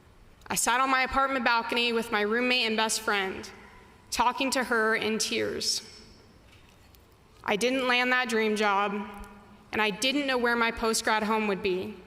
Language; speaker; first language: English; native; English